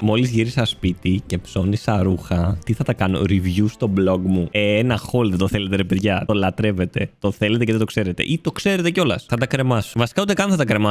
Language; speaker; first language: Greek; native; Greek